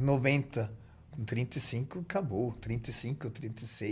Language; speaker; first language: Portuguese; non-native, fluent; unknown